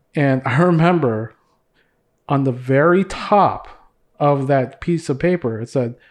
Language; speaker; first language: English; early bilingual, other home language; Cebuano